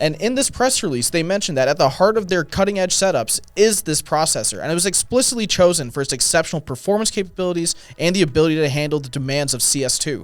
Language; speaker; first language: English; native; English